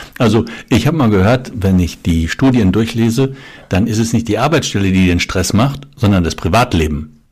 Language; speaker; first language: German; native; German